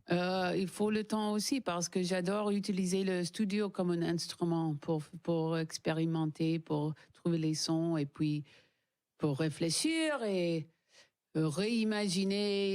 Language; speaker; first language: French; non-native, learner; English